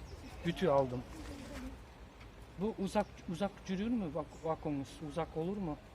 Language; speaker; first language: Turkish; non-native, learner; Kyrgyz